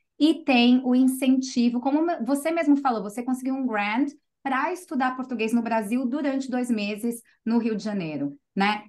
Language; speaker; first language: Portuguese; native; Portuguese